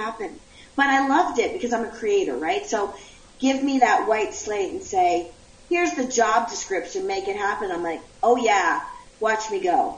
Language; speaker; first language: English; native; English